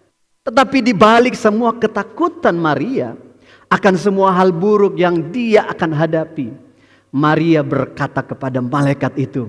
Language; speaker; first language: Indonesian; native; Indonesian